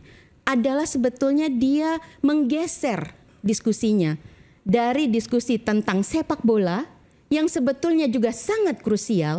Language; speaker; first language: Indonesian; native; Indonesian